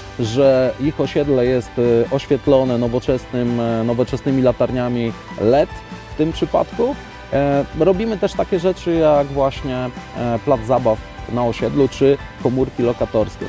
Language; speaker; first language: Polish; native; Polish